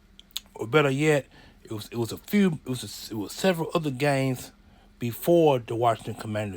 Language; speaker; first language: English; native; English